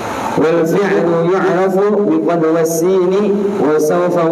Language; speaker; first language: Arabic; non-native, learner; Indonesian